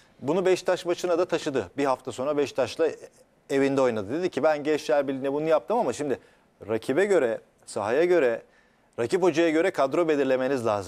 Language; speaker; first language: Turkish; native; Turkish